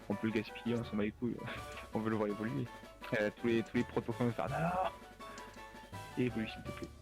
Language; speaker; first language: French; native; French